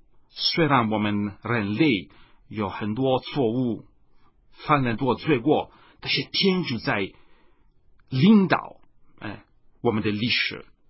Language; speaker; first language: Chinese; non-native, fluent; Italian